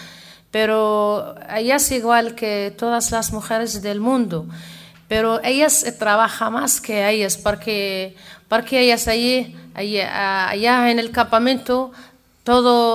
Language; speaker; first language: Spanish; non-native, learner; Arabic